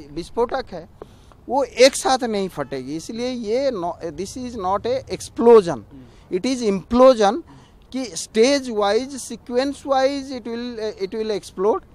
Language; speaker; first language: Hindi; non-native, local second language; Odia